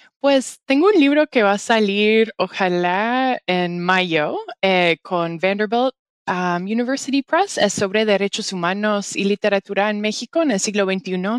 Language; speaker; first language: Spanish; non-native, fluent; English